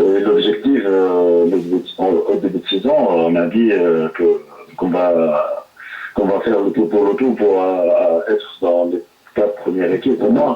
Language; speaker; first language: French; non-native, local second language; Arabic